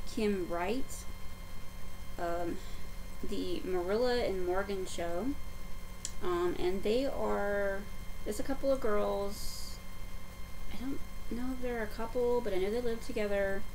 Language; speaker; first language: English; native; English